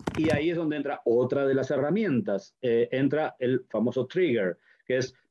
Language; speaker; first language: Spanish; native; Spanish